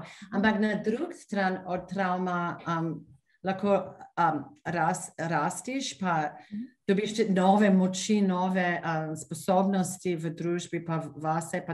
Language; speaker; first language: Slovenian; non-native, fluent; English